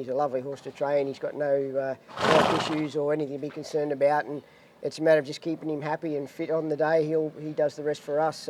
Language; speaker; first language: English; native; English